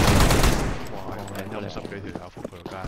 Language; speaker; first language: Cantonese; native; Cantonese